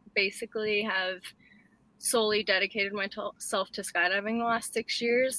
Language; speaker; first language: English; native; English